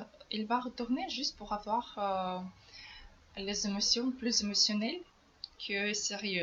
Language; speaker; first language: French; non-native, fluent; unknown